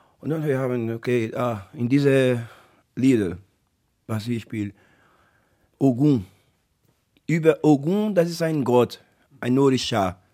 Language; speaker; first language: German; non-native, learner; Portuguese